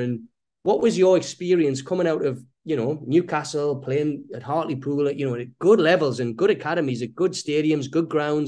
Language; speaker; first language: English; native; English